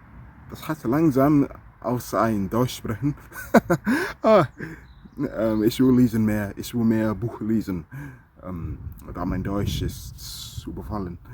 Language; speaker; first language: German; non-native, learner; English